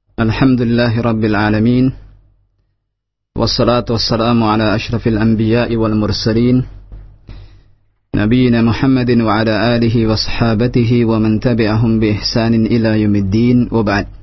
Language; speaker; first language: Arabic; non-native, fluent; Indonesian